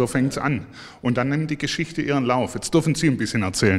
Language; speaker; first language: German; native; German